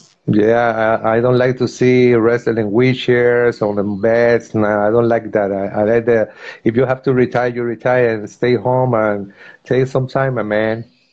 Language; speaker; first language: English; non-native, fluent; Spanish